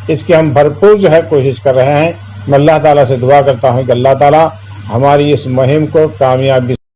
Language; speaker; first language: Urdu; native; Urdu